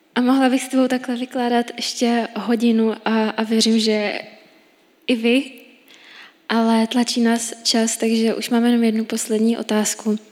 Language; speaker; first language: Czech; native; Czech